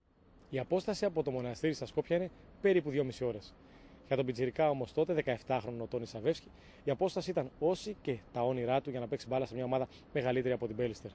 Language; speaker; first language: Greek; native; Greek